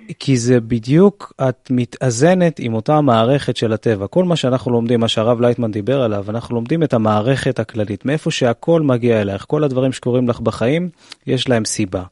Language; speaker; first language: Hebrew; native; Hebrew